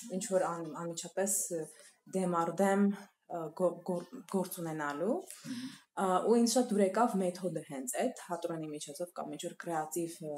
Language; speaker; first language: Armenian; early bilingual, heritage; Armenian